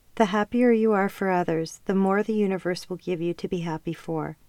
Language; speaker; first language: English; native; English